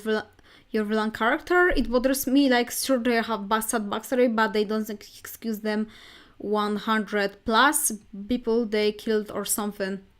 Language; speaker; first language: English; non-native, fluent; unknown